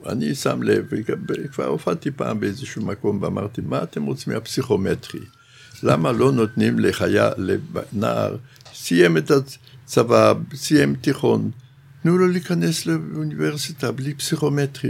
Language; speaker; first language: Hebrew; non-native, fluent; Yiddish